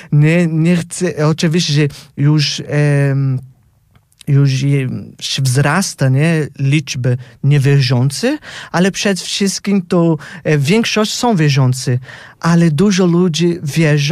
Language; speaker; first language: Polish; non-native, fluent; Portuguese